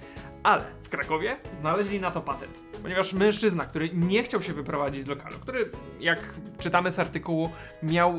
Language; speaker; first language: Polish; native; Polish